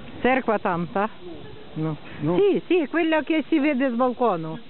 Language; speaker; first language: Italian; non-native, learner; Ukrainian